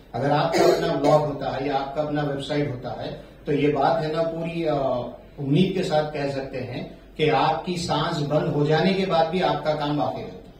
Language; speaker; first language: Urdu; native; Urdu